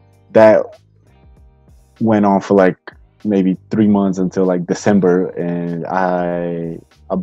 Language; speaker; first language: English; non-native, fluent; Bulgarian